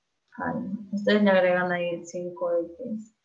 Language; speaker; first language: Spanish; native; Spanish